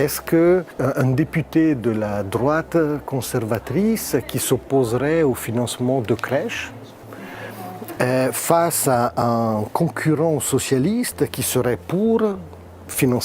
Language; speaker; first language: French; native; French